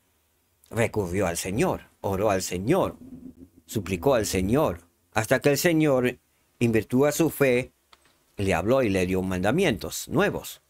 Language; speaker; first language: Spanish; native; Spanish